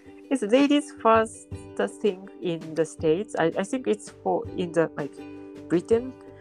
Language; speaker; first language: English; non-native, fluent; Japanese